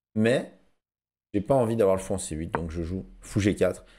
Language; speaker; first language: French; native; French